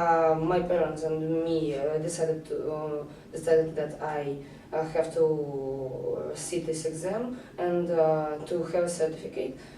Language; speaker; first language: English; non-native, learner; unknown